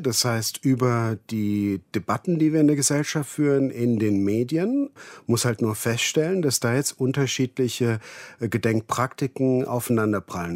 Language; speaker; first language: German; native; German